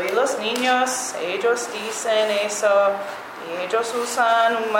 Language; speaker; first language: Spanish; non-native, learner; English